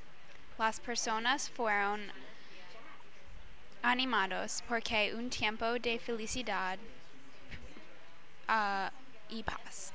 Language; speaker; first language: Spanish; non-native, learner; English